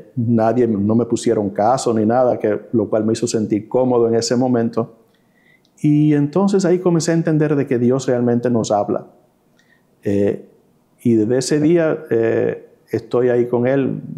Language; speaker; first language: Spanish; early bilingual, heritage; Spanish